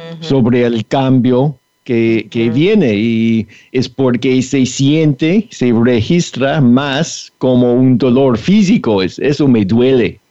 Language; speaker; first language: Spanish; non-native, fluent; English